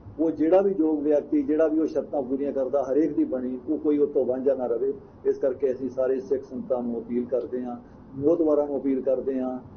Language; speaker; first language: Punjabi; native; Punjabi